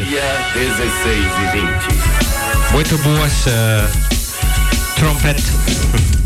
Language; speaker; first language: Portuguese; non-native, learner; English